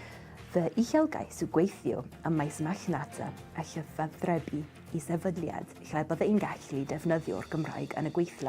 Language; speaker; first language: Welsh; non-native, learner; English